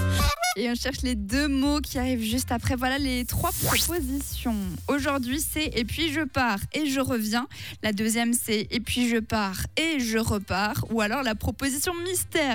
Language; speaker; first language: French; native; French